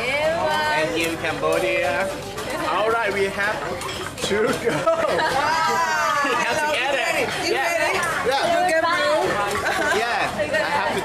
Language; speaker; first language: English; non-native, learner; Thai